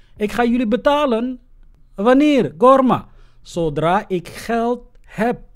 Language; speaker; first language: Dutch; non-native, fluent; Somali